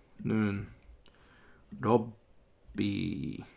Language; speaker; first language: Korean; non-native, learner; English